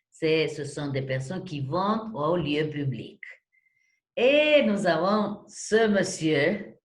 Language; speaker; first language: French; non-native, fluent; Spanish